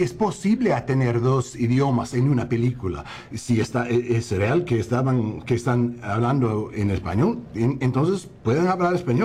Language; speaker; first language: Spanish; non-native, learner; English